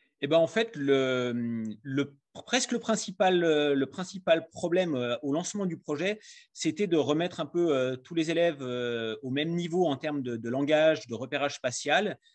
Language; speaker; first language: French; native; French